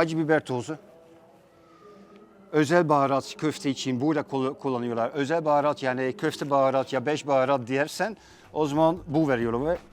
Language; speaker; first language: Turkish; non-native, fluent; Dutch